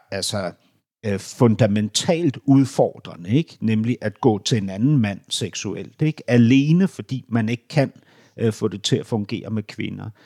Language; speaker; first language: Danish; native; Danish